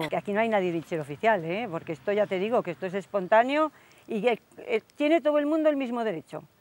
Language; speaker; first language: Spanish; native; Spanish